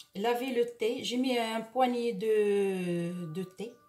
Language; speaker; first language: French; non-native, local second language; Arabic